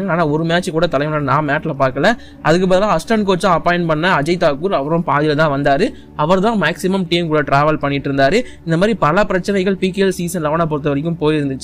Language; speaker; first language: Tamil; native; Tamil